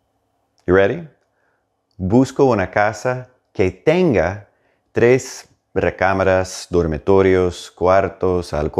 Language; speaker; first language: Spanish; non-native, fluent; English